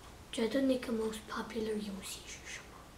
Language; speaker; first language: Chinese; early bilingual, heritage; Chinese